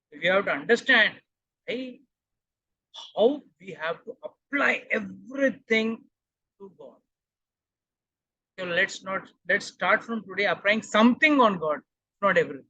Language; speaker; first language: English; non-native, local second language; Hindi